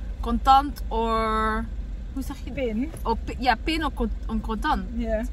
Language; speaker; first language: Dutch; early bilingual, heritage; Dutch